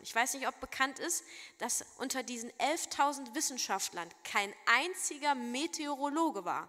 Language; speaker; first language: German; native; German